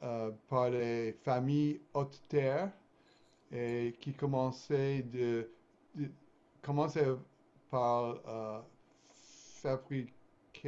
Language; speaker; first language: French; non-native, fluent; English